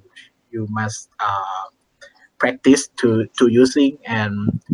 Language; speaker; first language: English; non-native, learner; Thai